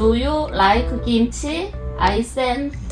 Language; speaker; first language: English; non-native, learner; Korean